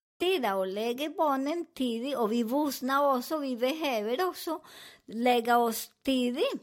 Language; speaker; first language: Swedish; non-native, learner; Spanish